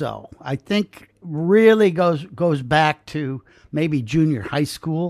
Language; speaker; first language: English; native; English